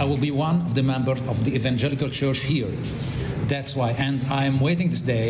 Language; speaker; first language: English; non-native, learner; Arabic